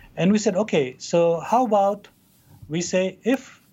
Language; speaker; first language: English; non-native, local second language; Hindi